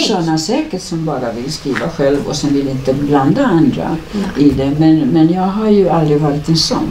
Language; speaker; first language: Swedish; native; Swedish